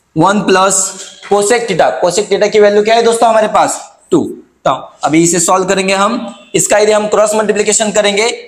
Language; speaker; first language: Hindi; non-native, local second language; Marathi